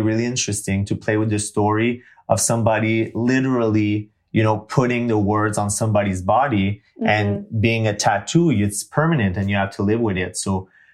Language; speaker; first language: English; non-native, fluent; French